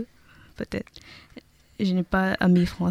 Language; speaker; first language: French; non-native, learner; Tamil